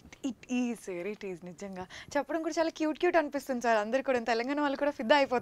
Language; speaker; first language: Telugu; native; Telugu